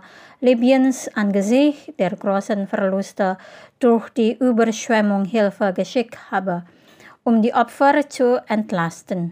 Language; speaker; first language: German; non-native, fluent; Indonesian